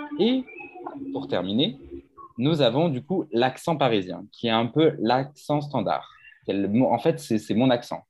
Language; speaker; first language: French; native; French